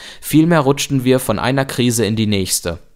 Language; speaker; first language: German; native; German